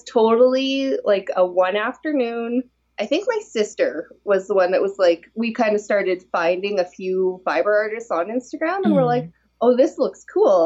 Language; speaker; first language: English; native; English